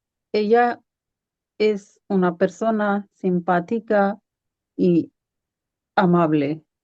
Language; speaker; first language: Spanish; non-native, learner; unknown